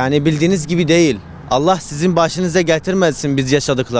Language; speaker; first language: Turkish; non-native, fluent; Arabic